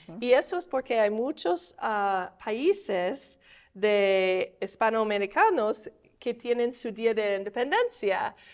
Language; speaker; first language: Spanish; non-native, fluent; English